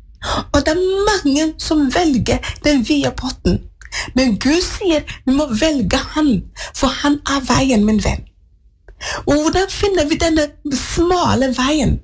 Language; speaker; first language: Norwegian; non-native, fluent; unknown